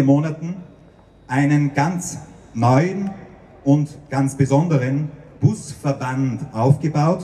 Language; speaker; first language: German; native; German